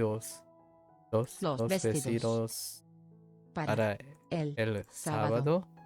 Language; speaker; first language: Spanish; non-native, learner; English